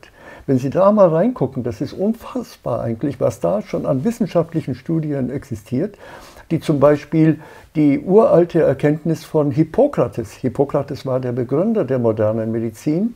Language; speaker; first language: German; native; German